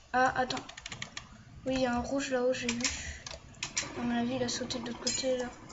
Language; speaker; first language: French; native; French